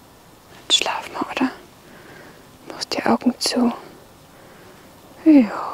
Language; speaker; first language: German; native; German